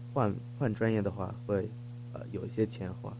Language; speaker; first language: Chinese; early bilingual, heritage; Chinese